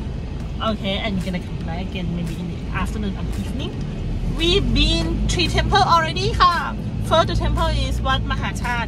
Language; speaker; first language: English; non-native, learner; Thai